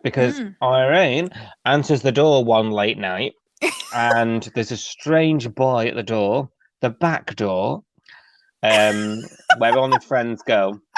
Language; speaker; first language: English; native; English